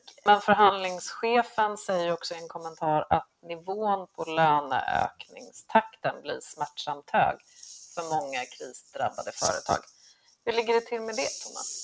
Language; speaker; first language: Swedish; native; Swedish